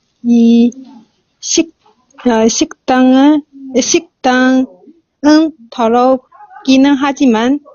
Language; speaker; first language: Korean; non-native, learner; Chinese